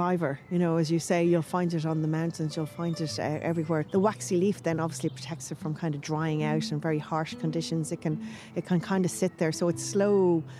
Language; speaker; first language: English; native; English